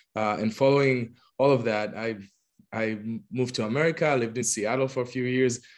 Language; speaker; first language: English; non-native, fluent; Hebrew